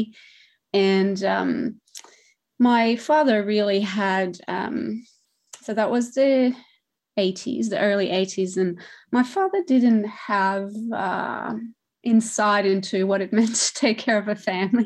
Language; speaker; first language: English; non-native, fluent; French